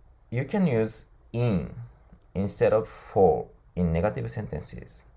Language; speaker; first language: English; non-native, fluent; Japanese